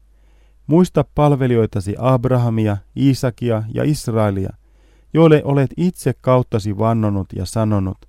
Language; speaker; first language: Finnish; native; Finnish